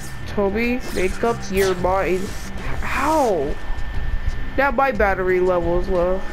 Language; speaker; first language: English; native; English